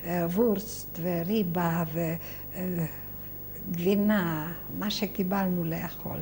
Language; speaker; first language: Hebrew; non-native, fluent; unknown